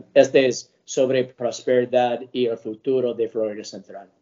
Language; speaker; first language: Spanish; early bilingual, heritage; English